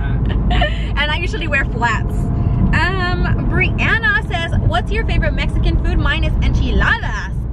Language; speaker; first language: English; native; English